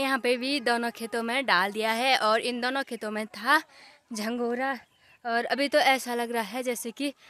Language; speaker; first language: Hindi; non-native, local second language; Garhwali